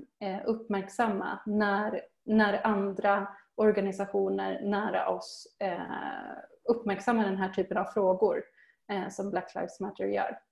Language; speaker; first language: Swedish; native; Swedish